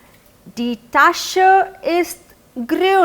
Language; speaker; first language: German; non-native, fluent; Hindi